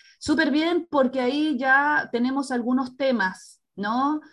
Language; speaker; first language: Spanish; native; Spanish